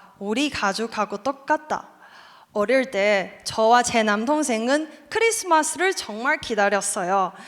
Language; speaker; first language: Korean; non-native, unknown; Chinese